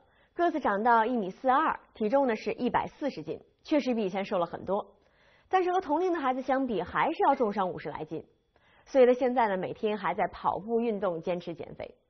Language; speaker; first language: Chinese; native; Chinese